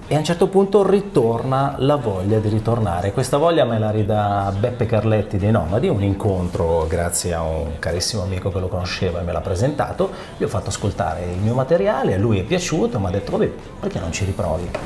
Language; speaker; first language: Italian; native; Italian